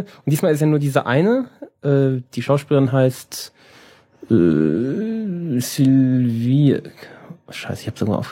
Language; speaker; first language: German; native; German